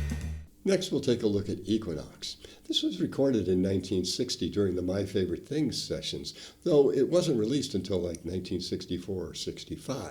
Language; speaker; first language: English; native; English